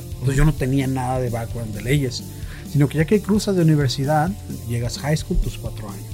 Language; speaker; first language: Spanish; native; Spanish